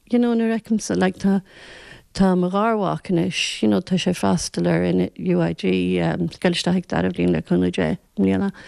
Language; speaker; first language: Irish; native; Irish